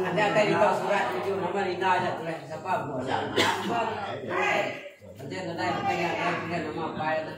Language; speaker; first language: Indonesian; non-native, local second language; Iban